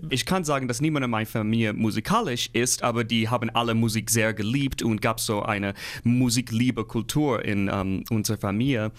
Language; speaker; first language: German; non-native, fluent; English